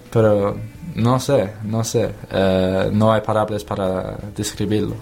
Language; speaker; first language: Spanish; non-native, learner; English